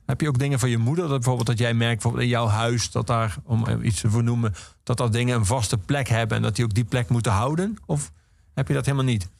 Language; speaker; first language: Dutch; native; Dutch